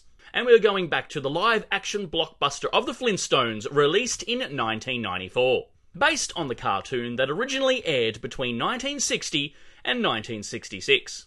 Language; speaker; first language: English; native; English